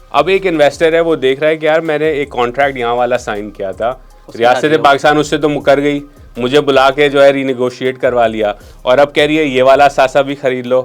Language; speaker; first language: Urdu; non-native, local second language; Memoni